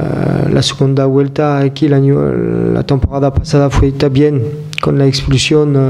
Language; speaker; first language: Spanish; non-native, fluent; French